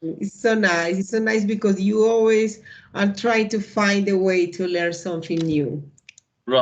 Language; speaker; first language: English; non-native, learner; Spanish